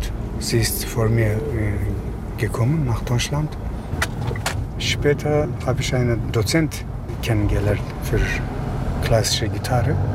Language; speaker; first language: German; non-native, fluent; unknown